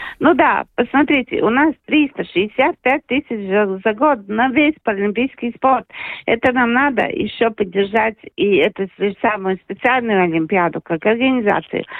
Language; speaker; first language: Russian; non-native, local second language; Latvian